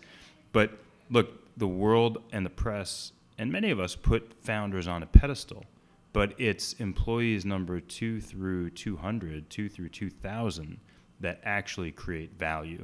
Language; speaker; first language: English; native; English